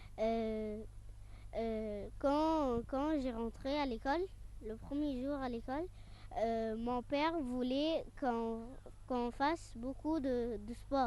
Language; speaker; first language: French; non-native, local second language; Arabic